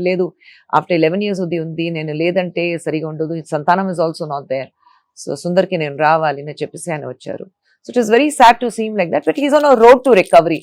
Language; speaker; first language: Telugu; non-native, fluent; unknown